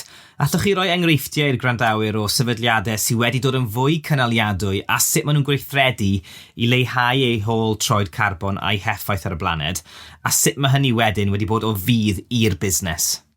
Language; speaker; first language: Welsh; native; Welsh